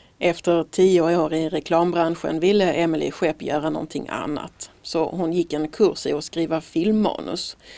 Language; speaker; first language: Swedish; native; Swedish